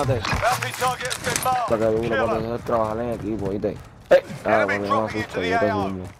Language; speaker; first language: Spanish; native; Spanish